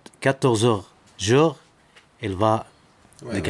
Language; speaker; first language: French; non-native, learner; Arabic